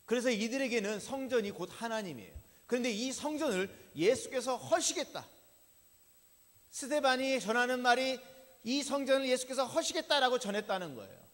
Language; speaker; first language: Korean; native; Korean